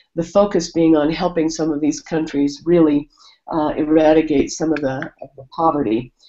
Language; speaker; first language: English; native; English